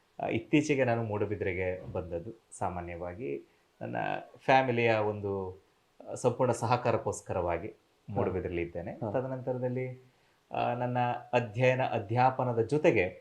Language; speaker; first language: Kannada; native; Kannada